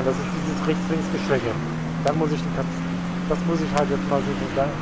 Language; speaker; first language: German; native; German